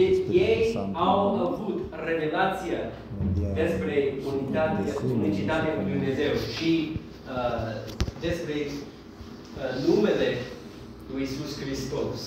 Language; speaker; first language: Romanian; non-native, learner; English